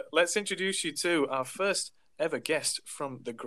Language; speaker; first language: English; native; English